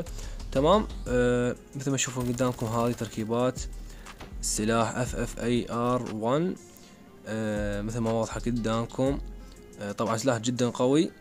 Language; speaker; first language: Arabic; native; Arabic